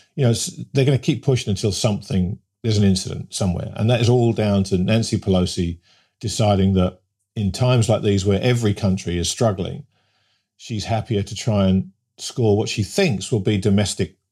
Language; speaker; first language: English; native; English